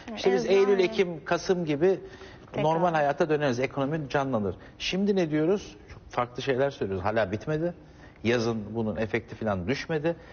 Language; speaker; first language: Turkish; native; Turkish